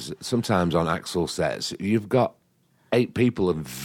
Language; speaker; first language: English; native; English